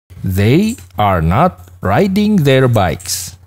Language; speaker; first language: English; non-native, fluent; Indonesian